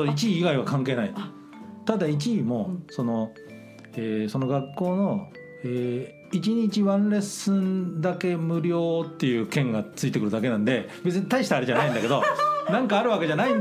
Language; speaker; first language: Japanese; native; Japanese